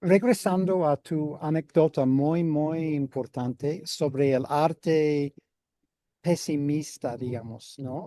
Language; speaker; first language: Spanish; non-native, fluent; English